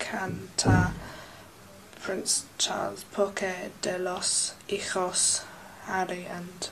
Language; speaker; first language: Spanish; non-native, learner; English